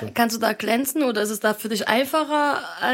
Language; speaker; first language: German; early bilingual, other home language; Arabic